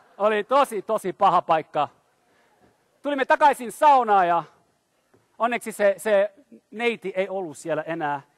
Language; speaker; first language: Finnish; non-native, fluent; French